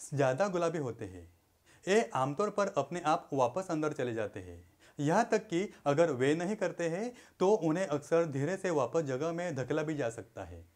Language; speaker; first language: Hindi; non-native, local second language; Marathi